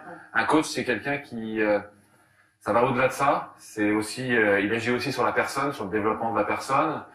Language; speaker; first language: French; native; French